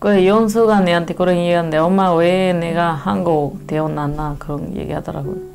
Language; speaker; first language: Korean; non-native, learner; Spanish